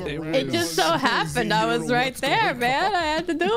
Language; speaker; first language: English; native; English